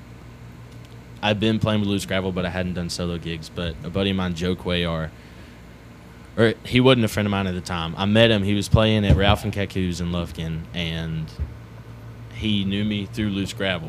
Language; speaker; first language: English; native; English